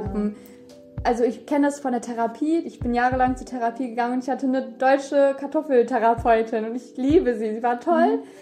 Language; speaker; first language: German; early bilingual, other home language; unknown